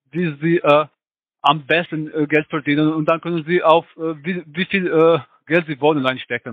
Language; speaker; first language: German; non-native, fluent; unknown